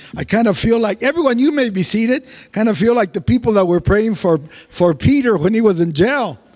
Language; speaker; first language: English; early bilingual, other home language; Spanish